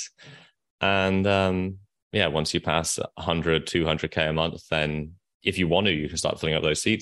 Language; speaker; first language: English; native; English